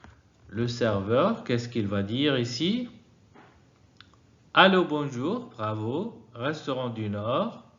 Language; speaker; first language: French; non-native, fluent; Arabic